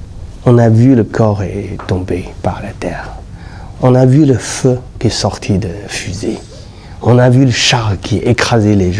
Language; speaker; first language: French; non-native, learner; Chinese